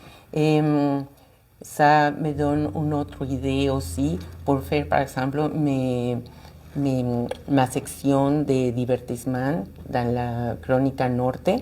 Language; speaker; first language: French; non-native, fluent; Spanish